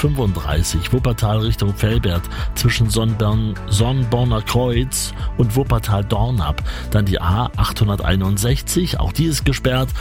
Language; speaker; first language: German; native; German